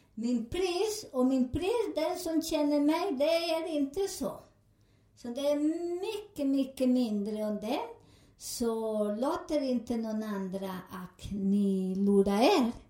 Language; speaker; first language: Swedish; non-native, learner; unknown